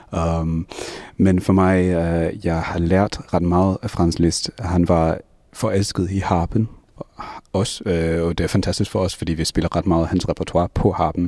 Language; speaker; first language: Danish; non-native, fluent; English